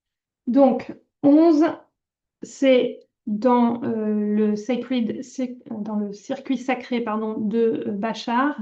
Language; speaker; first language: French; native; French